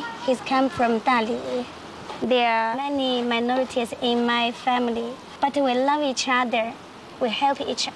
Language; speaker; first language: English; non-native, fluent; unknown